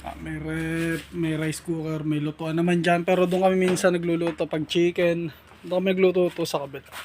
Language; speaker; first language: Filipino; native; Filipino